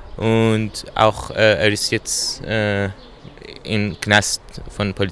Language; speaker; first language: German; non-native, learner; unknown